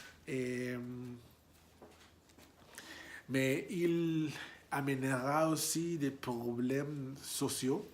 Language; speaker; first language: French; non-native, learner; Spanish